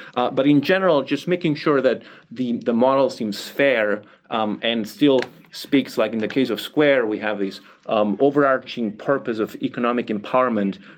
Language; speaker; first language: English; non-native, fluent; Catalan